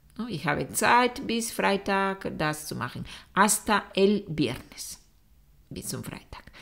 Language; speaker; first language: German; non-native, fluent; Spanish